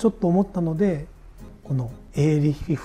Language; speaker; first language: Japanese; native; Japanese